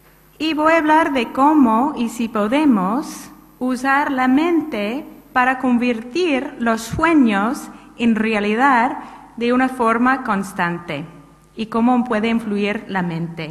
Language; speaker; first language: Spanish; non-native, fluent; English